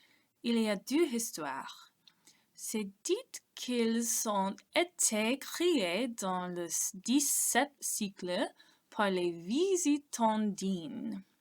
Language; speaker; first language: French; non-native, learner; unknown